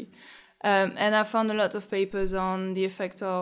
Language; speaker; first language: English; non-native, fluent; French